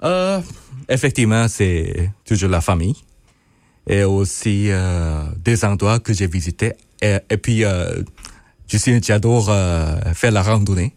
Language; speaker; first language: French; non-native, fluent; Korean